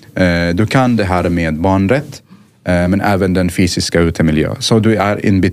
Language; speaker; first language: Swedish; non-native, fluent; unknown